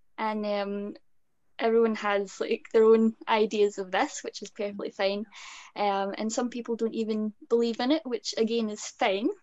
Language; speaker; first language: English; native; English